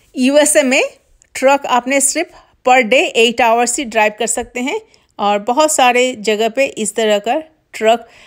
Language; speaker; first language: Hindi; non-native, local second language; Bangla